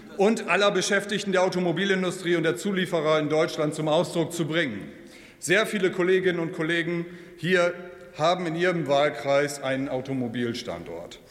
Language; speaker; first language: German; native; German